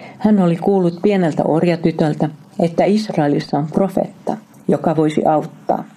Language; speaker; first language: Finnish; native; Finnish